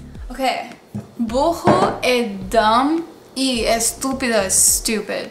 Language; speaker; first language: Portuguese; non-native, learner; English